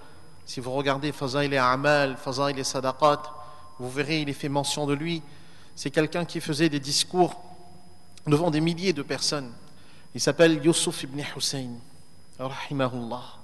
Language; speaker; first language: French; native; French